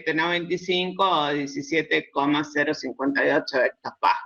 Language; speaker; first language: Spanish; native; Spanish